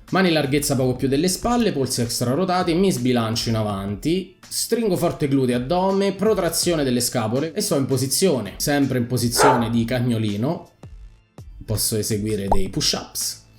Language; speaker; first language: Italian; native; Italian